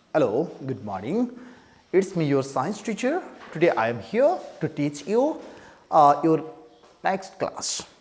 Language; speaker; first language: English; non-native, local second language; Nepali